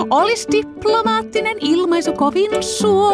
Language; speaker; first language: Finnish; native; Finnish